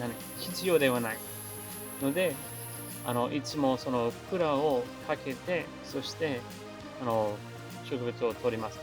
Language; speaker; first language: Japanese; non-native, learner; English